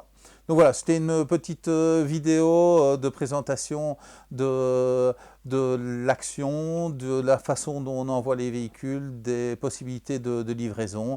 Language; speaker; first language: French; native; French